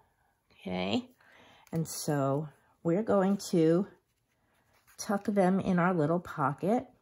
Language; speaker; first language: English; native; English